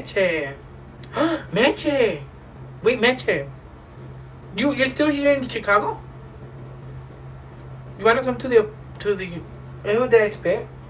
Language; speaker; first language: English; early bilingual, other home language; Spanish